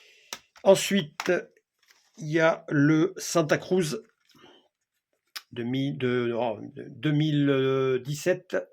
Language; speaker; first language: French; native; French